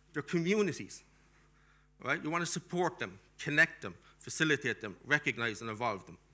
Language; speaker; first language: English; native; English